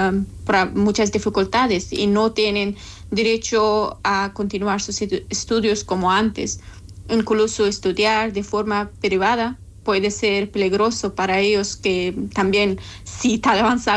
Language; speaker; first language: Spanish; non-native, learner; Persian